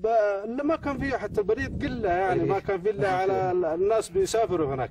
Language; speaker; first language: Arabic; native; Arabic